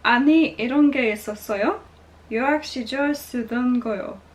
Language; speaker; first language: Korean; non-native, learner; English